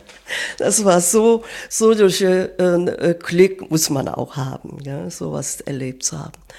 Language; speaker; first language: German; non-native, fluent; Korean